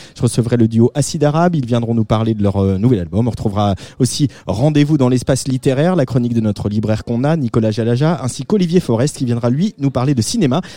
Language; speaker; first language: French; native; French